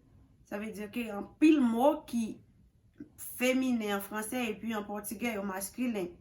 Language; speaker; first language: French; non-native, local second language; Haitian Creole